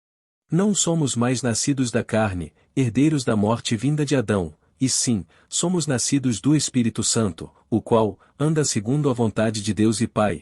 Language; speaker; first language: Portuguese; native; Portuguese